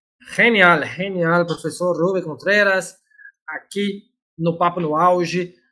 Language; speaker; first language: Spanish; non-native, learner; Portuguese